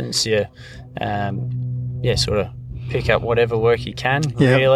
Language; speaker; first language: English; native; English